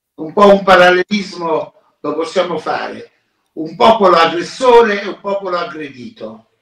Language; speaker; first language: Italian; native; Italian